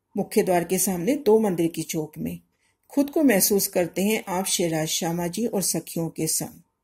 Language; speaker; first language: Hindi; native; Hindi